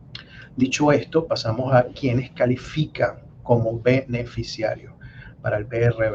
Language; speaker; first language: Spanish; native; Spanish